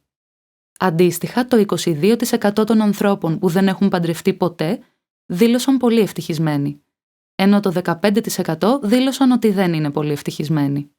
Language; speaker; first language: Greek; native; Greek